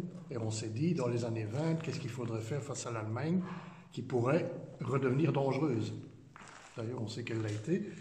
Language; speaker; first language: French; native; French